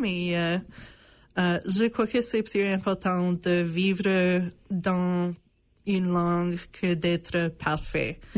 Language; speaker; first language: French; non-native, local second language; English